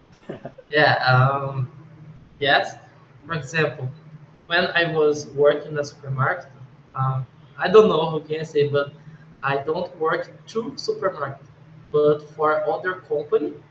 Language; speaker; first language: English; non-native, learner; Portuguese